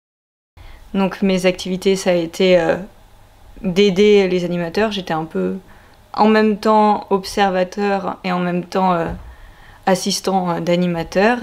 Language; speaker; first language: French; native; French